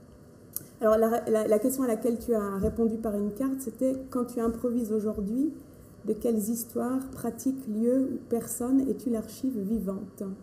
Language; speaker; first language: French; native; French